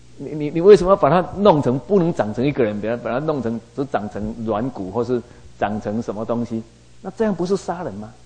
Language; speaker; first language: Chinese; native; Chinese